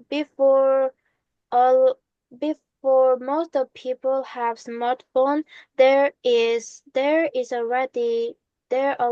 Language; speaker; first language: English; non-native, learner; Korean